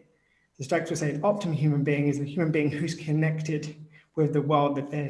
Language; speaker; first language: English; native; English